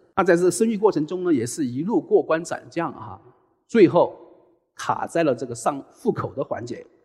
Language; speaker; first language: Chinese; native; Chinese